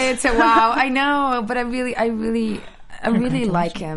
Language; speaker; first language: English; early bilingual, other home language; Polish